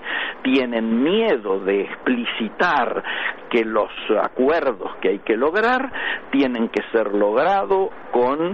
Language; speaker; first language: Spanish; native; Spanish